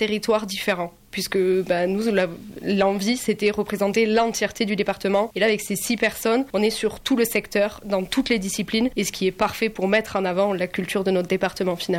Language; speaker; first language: French; native; French